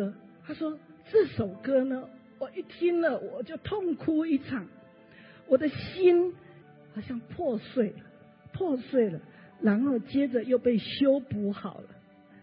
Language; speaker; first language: Chinese; native; Chinese